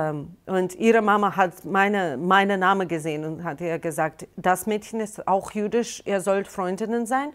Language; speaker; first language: German; non-native, fluent; Russian